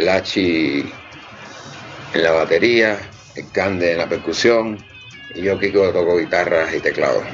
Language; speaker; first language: Spanish; native; Spanish